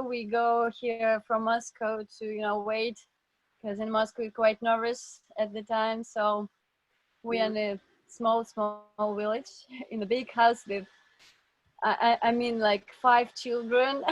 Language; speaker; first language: English; non-native, learner; Russian